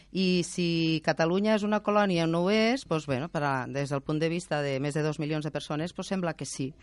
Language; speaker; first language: Catalan; native; Catalan